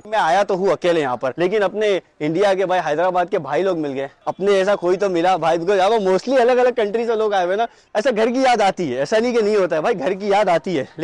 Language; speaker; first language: Hindi; non-native, local second language; Urdu